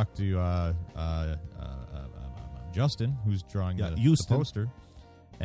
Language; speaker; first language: English; native; English